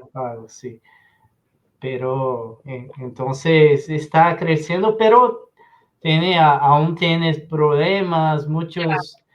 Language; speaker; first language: Spanish; non-native, learner; Portuguese